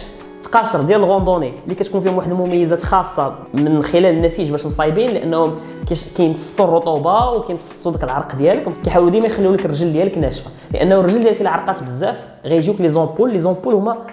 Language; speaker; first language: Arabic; native; Arabic